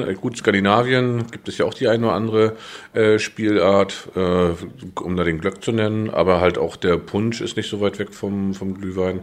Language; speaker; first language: German; native; German